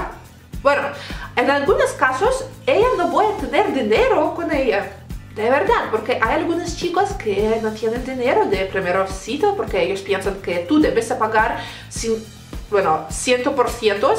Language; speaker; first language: Spanish; non-native, learner; Russian